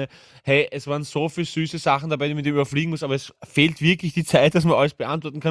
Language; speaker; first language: German; native; German